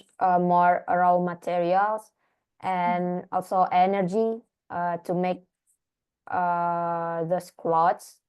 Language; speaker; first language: English; non-native, learner; Indonesian